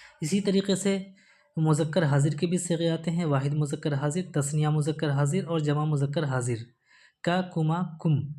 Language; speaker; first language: Urdu; native; Urdu